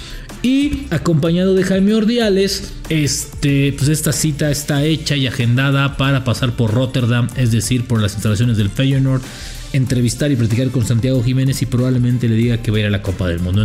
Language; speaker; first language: Spanish; native; Spanish